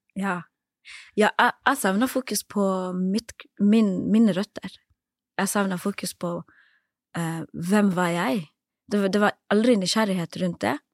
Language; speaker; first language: Norwegian; early bilingual, other home language; Somali